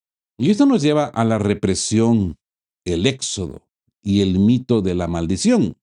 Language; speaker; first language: Spanish; native; Spanish